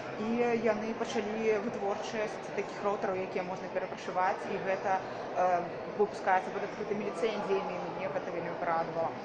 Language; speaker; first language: Belarusian; native; Belarusian